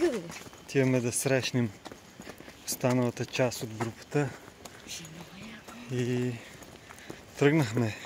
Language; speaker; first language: Bulgarian; native; Bulgarian